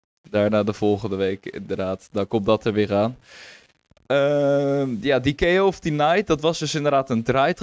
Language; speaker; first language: Dutch; native; Dutch